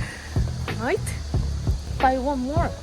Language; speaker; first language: English; non-native, fluent; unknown